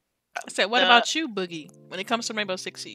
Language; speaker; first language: English; native; English